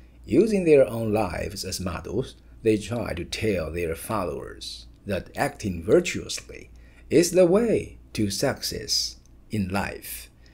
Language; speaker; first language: English; non-native, fluent; Chinese